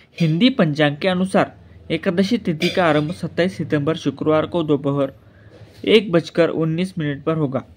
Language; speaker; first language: Hindi; non-native, local second language; Marathi